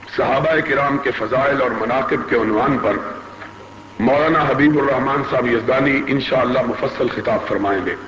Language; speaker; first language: Urdu; non-native, local second language; Punjabi